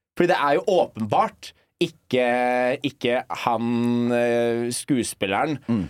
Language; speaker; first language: Norwegian; early bilingual, other home language; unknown